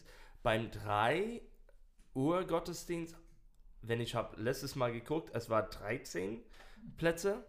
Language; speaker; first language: German; non-native, learner; English